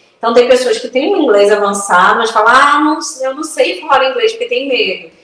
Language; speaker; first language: Portuguese; native; Portuguese